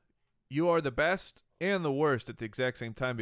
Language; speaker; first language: English; native; English